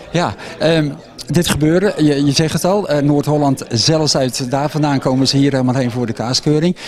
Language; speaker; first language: Dutch; native; Dutch